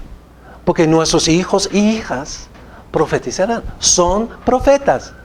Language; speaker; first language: Spanish; non-native, fluent; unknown